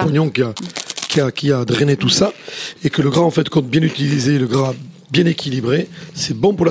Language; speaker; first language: French; native; French